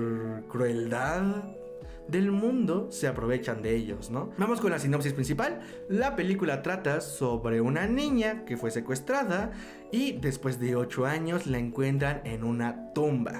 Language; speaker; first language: Spanish; native; Spanish